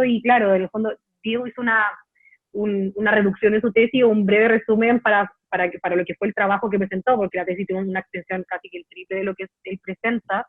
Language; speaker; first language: Spanish; native; Spanish